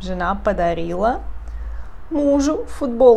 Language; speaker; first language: Russian; non-native, fluent; Portuguese